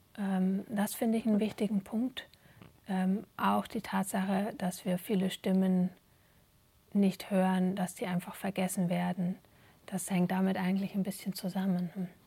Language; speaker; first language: German; native; German